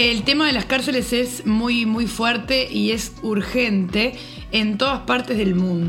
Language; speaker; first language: Spanish; native; Spanish